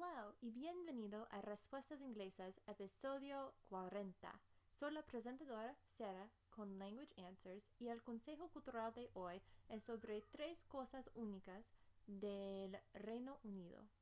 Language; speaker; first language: Spanish; non-native, fluent; English